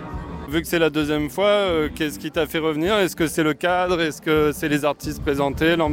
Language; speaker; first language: French; native; French